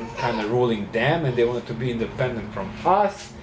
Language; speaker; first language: English; non-native, fluent; Serbian